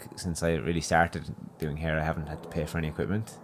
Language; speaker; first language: English; native; English